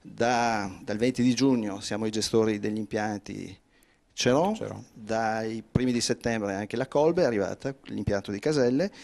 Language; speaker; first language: Italian; native; Italian